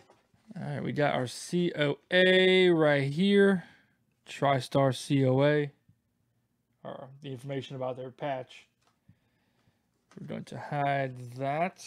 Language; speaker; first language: English; native; English